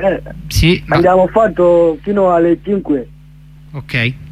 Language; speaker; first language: Italian; non-native, learner; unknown